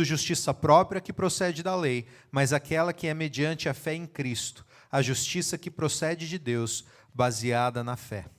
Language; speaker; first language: Portuguese; native; Portuguese